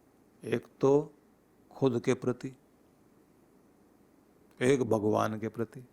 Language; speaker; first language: Hindi; native; Hindi